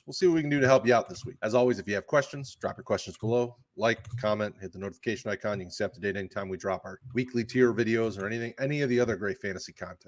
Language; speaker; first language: English; native; English